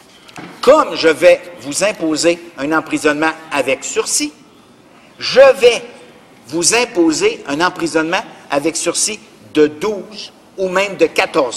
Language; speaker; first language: French; native; French